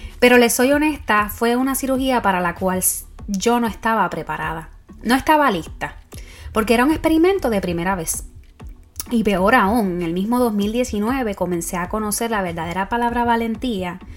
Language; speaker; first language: Spanish; native; Spanish